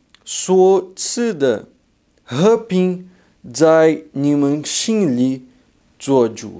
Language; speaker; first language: Chinese; non-native, fluent; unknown